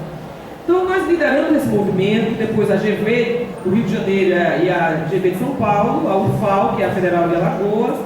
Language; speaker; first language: Portuguese; native; Portuguese